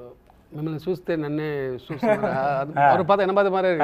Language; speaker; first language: Telugu; non-native, learner; Tamil